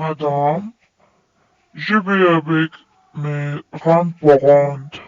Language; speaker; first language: French; non-native, learner; Spanish